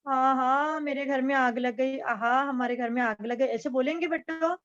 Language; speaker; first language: Hindi; non-native, local second language; Marathi